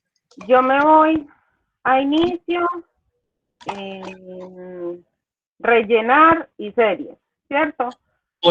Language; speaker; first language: Spanish; native; Spanish